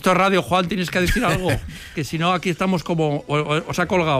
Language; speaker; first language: Spanish; native; Spanish